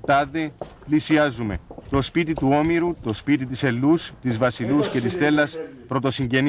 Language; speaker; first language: Greek; native; Greek